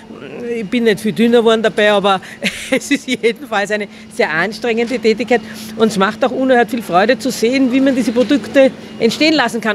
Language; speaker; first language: German; native; German